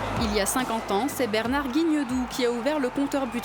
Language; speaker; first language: French; native; French